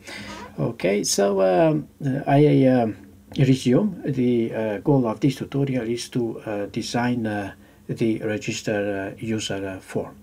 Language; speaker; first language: English; non-native, fluent; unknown